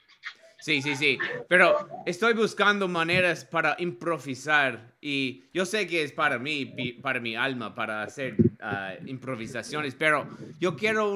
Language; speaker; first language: Spanish; non-native, learner; English